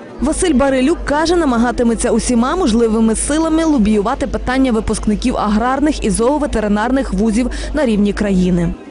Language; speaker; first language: Ukrainian; native; Ukrainian